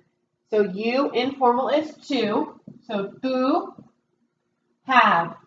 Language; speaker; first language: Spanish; non-native, fluent; English